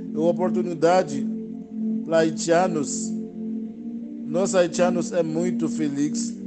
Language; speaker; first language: Portuguese; non-native, learner; Haitian Creole